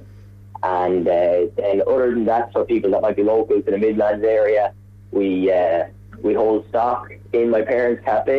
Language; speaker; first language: English; native; English